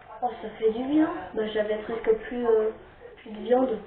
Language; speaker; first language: French; native; French